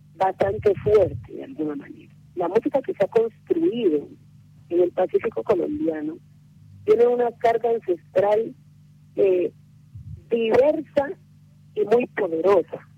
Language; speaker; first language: Spanish; native; Spanish